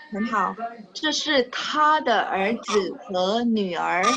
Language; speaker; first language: Chinese; non-native, fluent; Indonesian